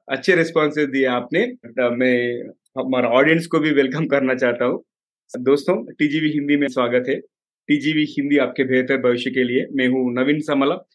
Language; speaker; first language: Hindi; non-native, local second language; Telugu